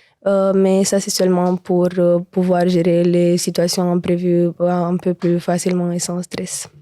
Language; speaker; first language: French; non-native, learner; Romanian